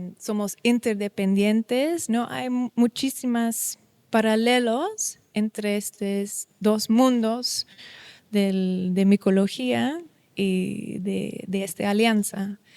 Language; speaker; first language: Spanish; non-native, learner; Dutch